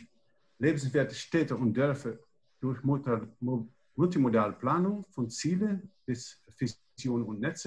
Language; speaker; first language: German; non-native, learner; Dutch